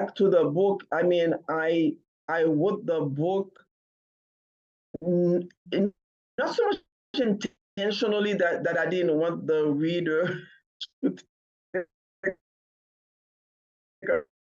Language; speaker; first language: English; non-native, fluent; Haitian Creole